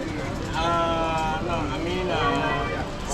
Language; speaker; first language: English; non-native, local second language; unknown